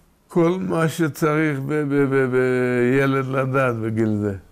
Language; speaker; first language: Hebrew; early bilingual, other home language; Yiddish